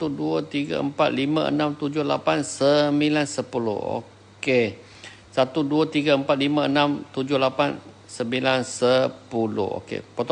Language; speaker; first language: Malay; non-native, local second language; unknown